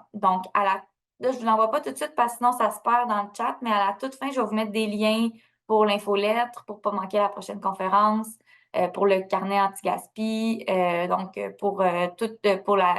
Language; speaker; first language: French; native; French